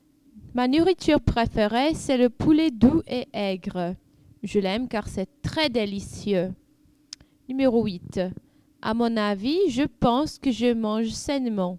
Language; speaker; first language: French; non-native, learner; English